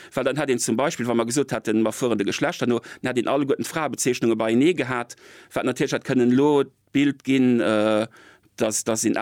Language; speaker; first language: Luxembourgish; native; Luxembourgish